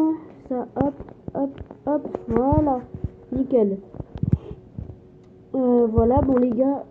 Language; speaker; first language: French; native; French